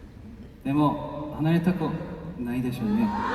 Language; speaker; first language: Japanese; non-native, learner; Korean